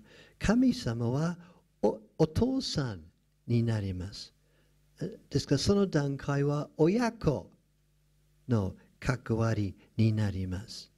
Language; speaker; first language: Japanese; non-native, fluent; English